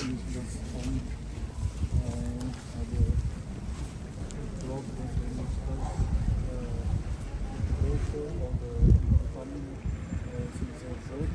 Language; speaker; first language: German; non-native, learner; Tibetan